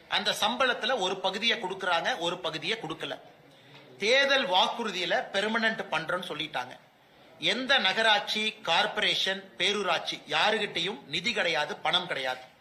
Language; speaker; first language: Tamil; native; Tamil